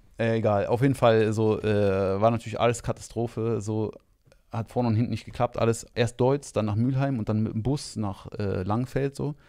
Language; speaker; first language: German; native; German